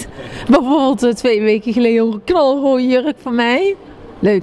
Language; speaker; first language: Dutch; native; Dutch